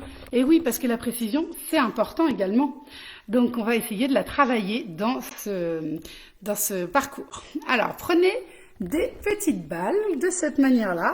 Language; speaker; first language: French; native; French